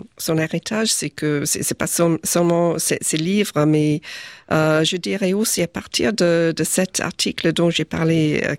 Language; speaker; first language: French; non-native, fluent; English